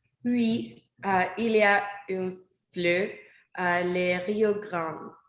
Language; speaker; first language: French; non-native, learner; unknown